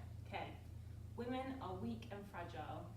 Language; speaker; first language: English; native; English